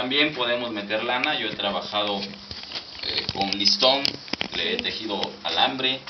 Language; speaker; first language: Spanish; native; Spanish